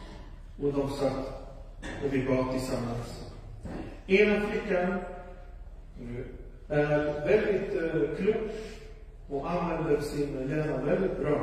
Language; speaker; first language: Swedish; non-native, fluent; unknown